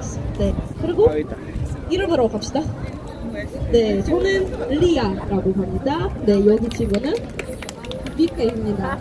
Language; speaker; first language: Korean; non-native, learner; Russian